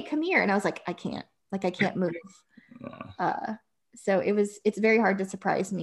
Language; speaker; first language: English; native; English